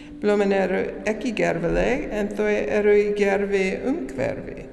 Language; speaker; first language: Icelandic; non-native, learner; English